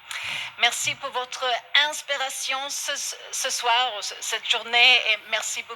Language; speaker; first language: French; non-native, learner; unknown